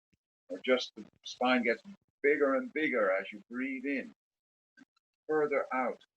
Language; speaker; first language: English; native; English